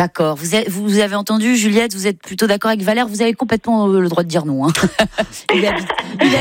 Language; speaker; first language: French; native; French